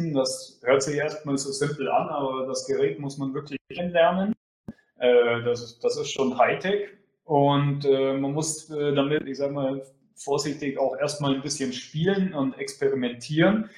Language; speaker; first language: German; native; German